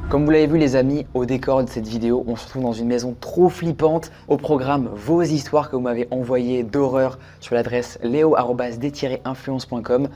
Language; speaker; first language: French; native; French